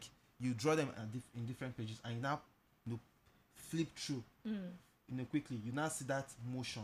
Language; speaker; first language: English; non-native, local second language; Igbo